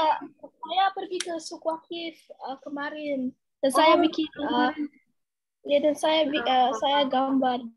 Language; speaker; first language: Indonesian; early bilingual, heritage; Indonesian